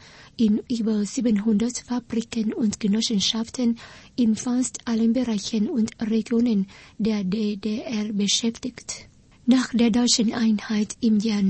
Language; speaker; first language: German; non-native, fluent; Vietnamese